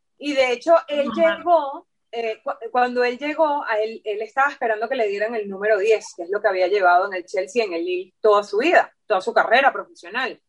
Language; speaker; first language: Spanish; native; Spanish